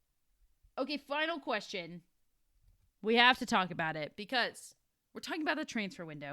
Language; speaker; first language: English; native; English